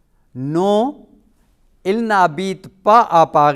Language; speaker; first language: French; non-native, fluent; Urdu